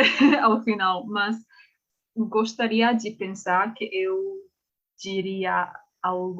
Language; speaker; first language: Portuguese; non-native, learner; English